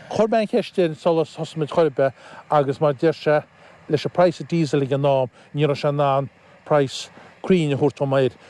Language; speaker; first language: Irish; native; Irish